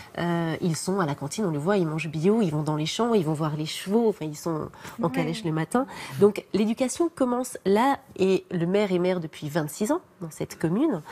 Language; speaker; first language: French; native; French